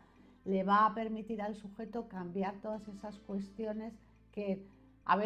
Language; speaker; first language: Spanish; native; Spanish